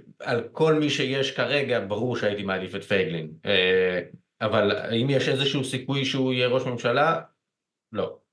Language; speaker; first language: Hebrew; native; Hebrew